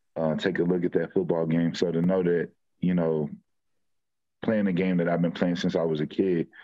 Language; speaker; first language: English; native; English